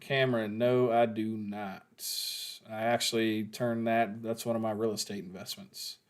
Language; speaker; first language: English; native; English